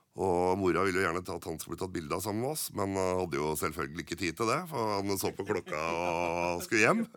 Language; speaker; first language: Norwegian; native; Norwegian